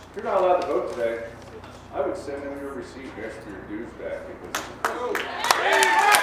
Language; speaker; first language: English; native; English